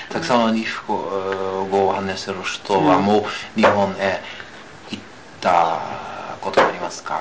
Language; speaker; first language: Japanese; non-native, learner; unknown